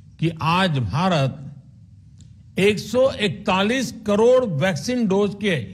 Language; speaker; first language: Hindi; non-native, local second language; Gujarati